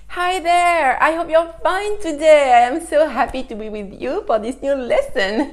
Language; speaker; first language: English; non-native, fluent; French